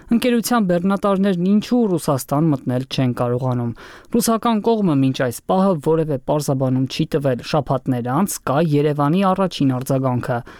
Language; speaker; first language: Armenian; native; Armenian